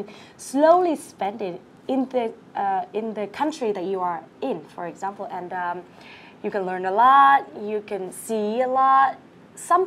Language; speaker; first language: English; non-native, fluent; Vietnamese